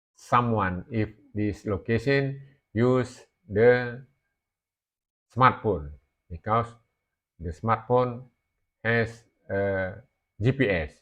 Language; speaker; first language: English; non-native, learner; Indonesian